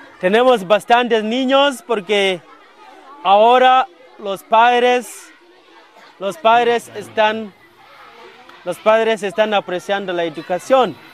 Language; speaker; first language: Spanish; non-native, fluent; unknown